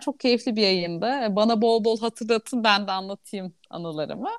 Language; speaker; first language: Turkish; native; Turkish